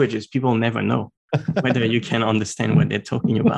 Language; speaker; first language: English; non-native, fluent; French